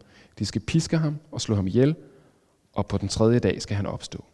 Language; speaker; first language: Danish; native; Danish